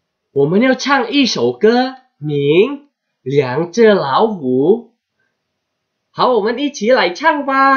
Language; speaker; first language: Chinese; non-native, fluent; Indonesian